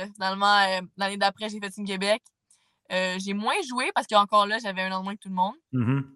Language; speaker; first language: French; native; French